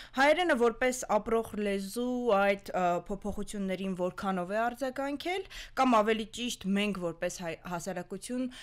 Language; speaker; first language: Armenian; native; Armenian